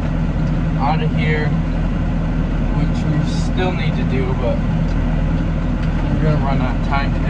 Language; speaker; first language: English; native; English